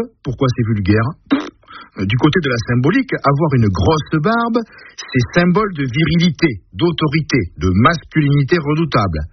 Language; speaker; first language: French; native; French